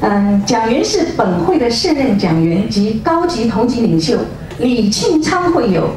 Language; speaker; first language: Chinese; native; Chinese